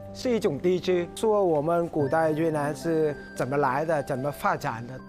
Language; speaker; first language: Chinese; non-native, fluent; Vietnamese